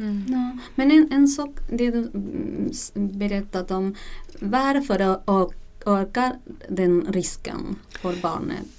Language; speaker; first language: Swedish; non-native, fluent; Spanish